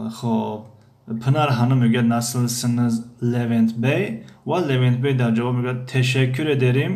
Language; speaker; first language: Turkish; non-native, fluent; Persian